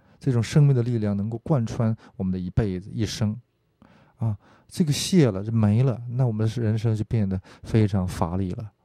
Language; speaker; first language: Chinese; non-native, fluent; Korean